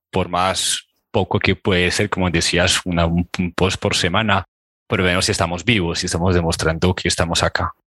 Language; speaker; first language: Spanish; native; Spanish